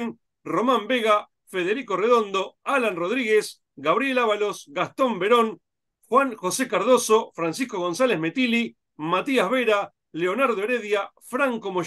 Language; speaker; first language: Spanish; native; Spanish